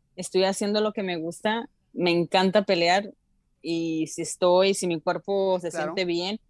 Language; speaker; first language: Spanish; native; Spanish